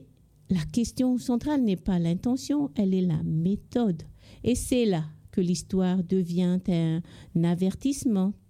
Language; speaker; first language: French; non-native, local second language; Malagasy